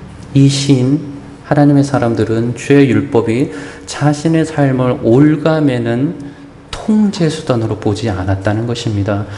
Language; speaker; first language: Korean; native; Korean